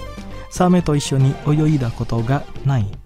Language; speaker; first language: Japanese; non-native, fluent; Indonesian